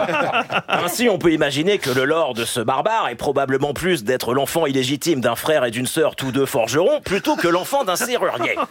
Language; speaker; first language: French; native; French